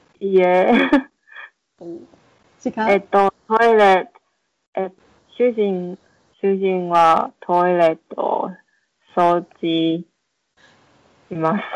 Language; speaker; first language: Japanese; non-native, learner; Chinese